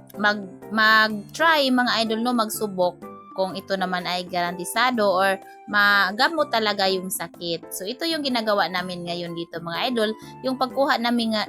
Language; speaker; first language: Filipino; non-native, local second language; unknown